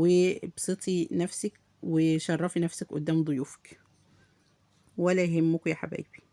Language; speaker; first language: Arabic; native; Arabic